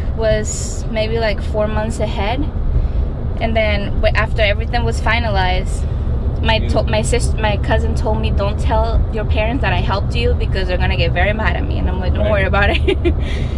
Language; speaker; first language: English; non-native, fluent; Spanish